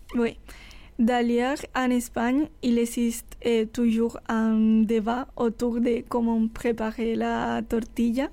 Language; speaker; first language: French; non-native, learner; Spanish